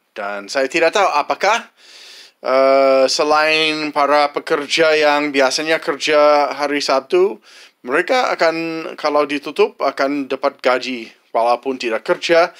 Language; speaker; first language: Indonesian; non-native, fluent; English